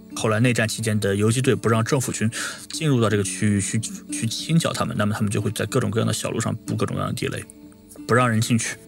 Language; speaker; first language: Chinese; native; Chinese